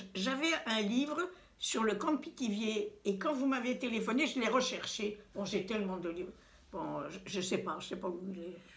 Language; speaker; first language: French; early bilingual, other home language; Yiddish